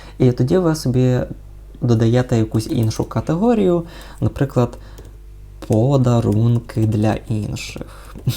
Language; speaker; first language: Ukrainian; non-native, local second language; Russian